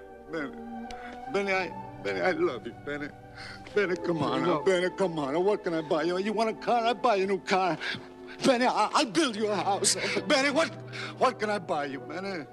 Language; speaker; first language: English; native; English